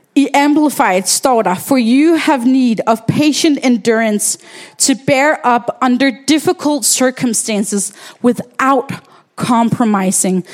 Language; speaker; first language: English; non-native, fluent; Danish